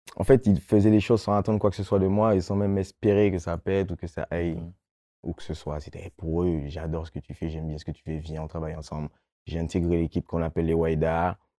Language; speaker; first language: French; non-native, local second language; Guadeloupean Creole French